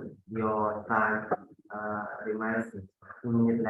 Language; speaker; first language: English; non-native, fluent; Indonesian